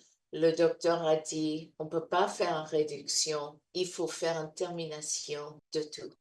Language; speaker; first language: French; non-native, learner; English